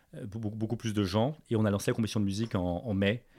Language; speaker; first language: French; native; French